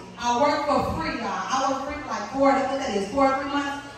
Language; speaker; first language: English; native; English